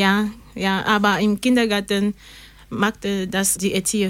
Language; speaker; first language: German; non-native, learner; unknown